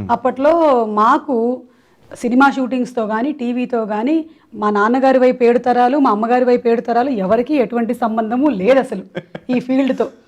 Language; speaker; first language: Telugu; non-native, local second language; Malayalam